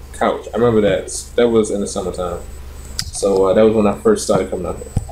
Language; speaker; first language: English; native; English